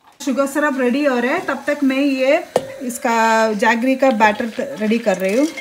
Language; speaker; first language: Hindi; non-native, local second language; Malayalam